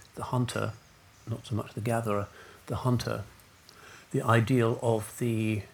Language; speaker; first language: English; native; English